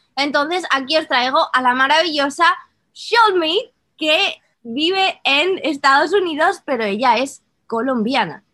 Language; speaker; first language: Spanish; native; Spanish